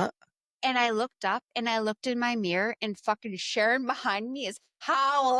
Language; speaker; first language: English; native; English